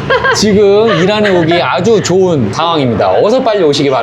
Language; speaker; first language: Korean; native; Korean